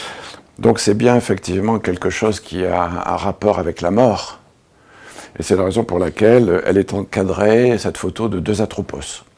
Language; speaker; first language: French; native; French